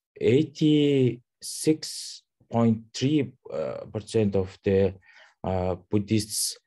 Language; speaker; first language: English; non-native, learner; Mongolian